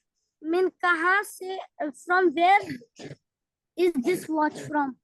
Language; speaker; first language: English; non-native, learner; Hindi